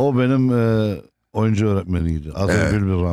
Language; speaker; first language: Turkish; non-native, fluent; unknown